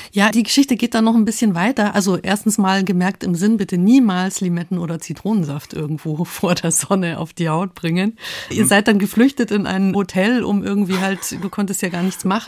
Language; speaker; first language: German; native; German